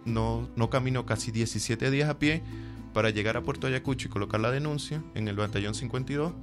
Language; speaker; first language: Spanish; native; Spanish